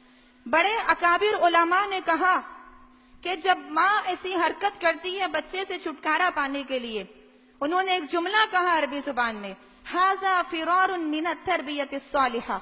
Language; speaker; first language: Urdu; native; Urdu